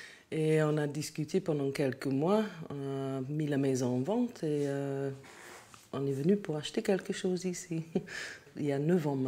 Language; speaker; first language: French; non-native, learner; English